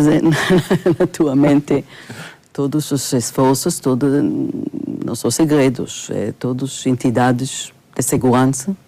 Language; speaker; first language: Portuguese; non-native, fluent; Hebrew